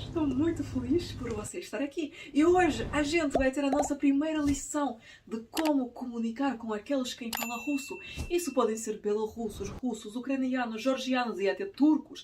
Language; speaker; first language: Portuguese; non-native, fluent; Russian